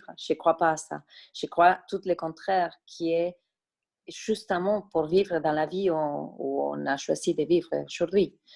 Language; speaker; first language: French; non-native, fluent; Spanish